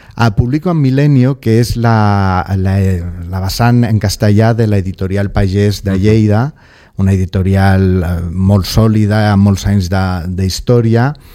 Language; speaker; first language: Catalan; non-native, local second language; Spanish